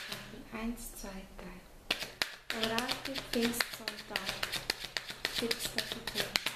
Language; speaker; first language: German; non-native, fluent; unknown